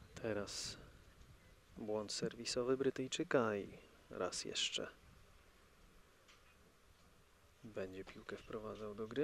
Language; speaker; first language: Polish; native; Polish